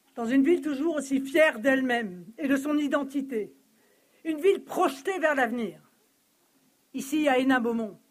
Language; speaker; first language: French; native; French